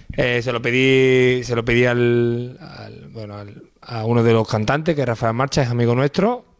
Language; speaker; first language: Spanish; native; Spanish